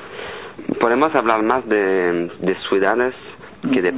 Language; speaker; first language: Spanish; non-native, fluent; French